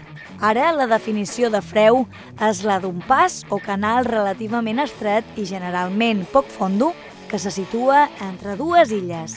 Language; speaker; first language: Catalan; native; Catalan